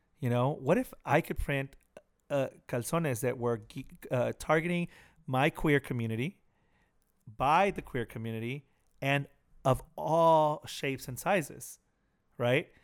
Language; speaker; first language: English; early bilingual, other home language; Spanish